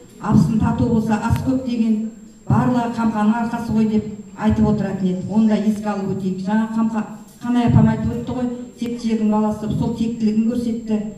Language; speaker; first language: Kazakh; native; Kazakh